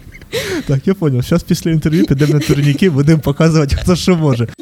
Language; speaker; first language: Ukrainian; native; Ukrainian